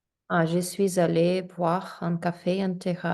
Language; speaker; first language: French; non-native, learner; English